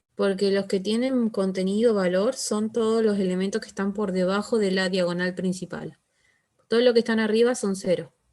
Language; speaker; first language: Spanish; native; Spanish